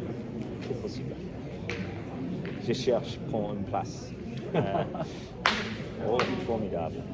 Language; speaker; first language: French; non-native, learner; English